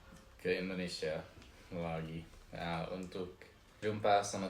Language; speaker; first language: Indonesian; non-native, fluent; English